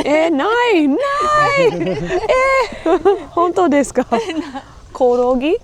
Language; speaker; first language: Japanese; non-native, learner; English